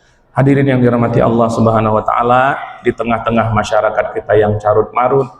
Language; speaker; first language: Indonesian; native; Indonesian